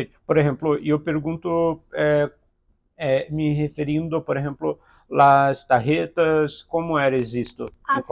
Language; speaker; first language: Spanish; non-native, learner; Portuguese